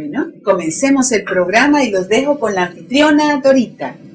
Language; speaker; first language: Spanish; native; Spanish